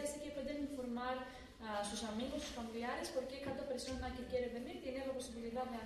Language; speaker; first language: Spanish; non-native, fluent; Greek